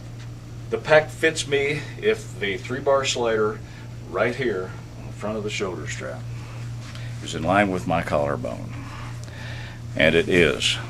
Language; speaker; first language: English; native; English